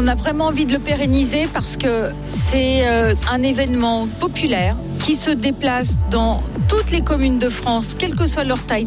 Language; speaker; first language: French; native; French